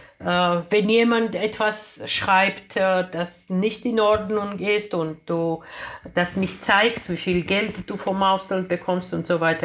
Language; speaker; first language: German; non-native, fluent; Georgian